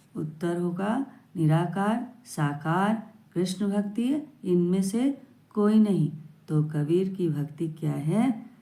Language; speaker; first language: Hindi; native; Hindi